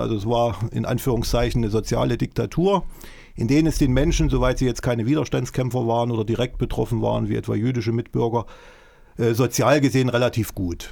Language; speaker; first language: German; native; German